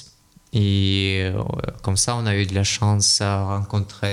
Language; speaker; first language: French; non-native, fluent; Russian